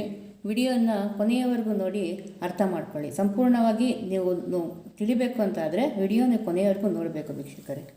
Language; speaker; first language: Kannada; native; Kannada